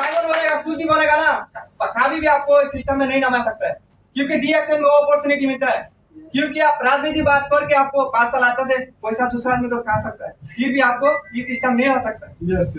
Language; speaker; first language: Hindi; non-native, learner; Bangla